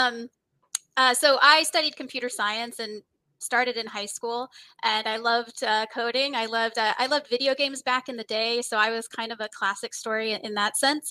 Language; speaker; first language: English; native; English